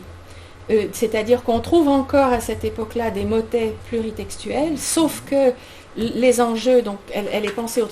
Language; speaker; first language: French; native; French